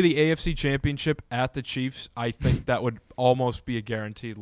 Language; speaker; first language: English; native; English